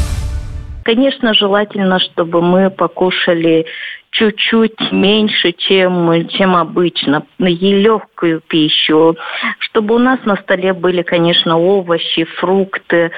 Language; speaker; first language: Russian; non-native, local second language; Romanian